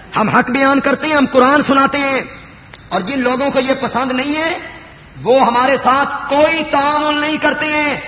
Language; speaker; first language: Urdu; non-native, local second language; Punjabi